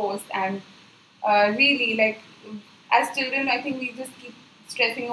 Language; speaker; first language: English; non-native, local second language; Hindi